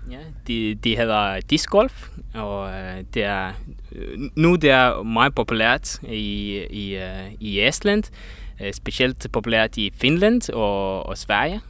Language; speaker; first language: Danish; non-native, learner; Estonian